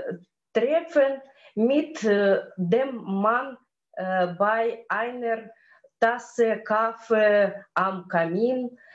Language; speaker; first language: German; non-native, learner; Russian